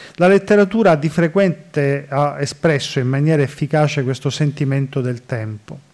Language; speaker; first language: Italian; native; Italian